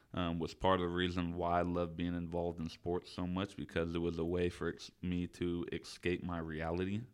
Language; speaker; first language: English; native; English